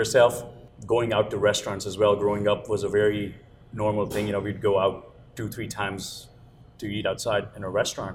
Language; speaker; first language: English; non-native, local second language; Gujarati